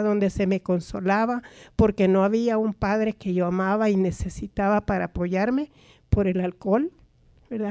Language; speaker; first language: Spanish; native; Spanish